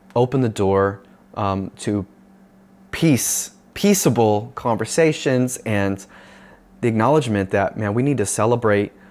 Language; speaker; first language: English; native; English